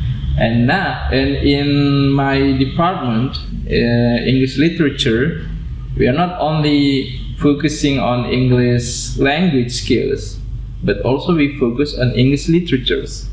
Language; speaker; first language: English; non-native, fluent; Indonesian